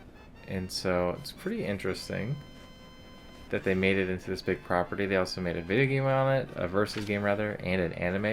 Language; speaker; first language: English; native; English